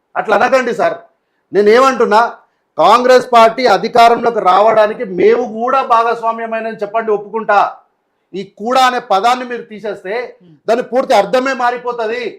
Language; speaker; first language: Telugu; native; Telugu